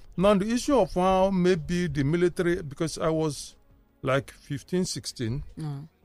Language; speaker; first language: English; non-native, local second language; Igbo